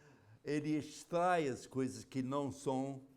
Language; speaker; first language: Portuguese; non-native, fluent; English